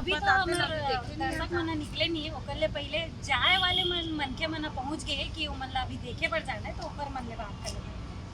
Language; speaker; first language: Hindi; non-native, local second language; Chhattisgarhi